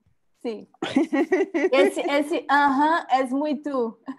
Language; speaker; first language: Spanish; non-native, learner; Portuguese